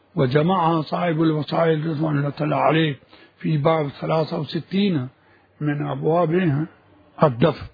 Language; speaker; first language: Arabic; non-native, fluent; Urdu